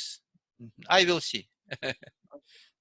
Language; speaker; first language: English; non-native, learner; Russian